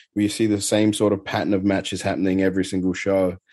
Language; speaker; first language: English; native; English